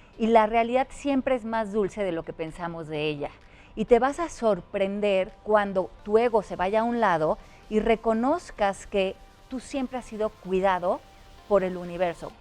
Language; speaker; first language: Spanish; native; Spanish